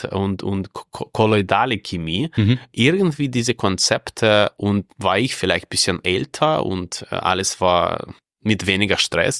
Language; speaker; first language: German; non-native, fluent; Russian